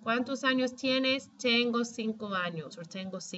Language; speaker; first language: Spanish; non-native, fluent; English